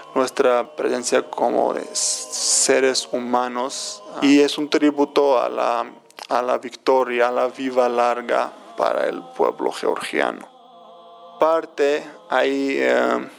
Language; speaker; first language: Spanish; non-native, fluent; Georgian